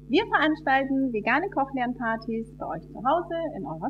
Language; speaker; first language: German; native; German